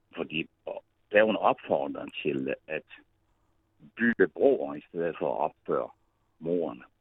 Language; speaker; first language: Danish; non-native, fluent; Italian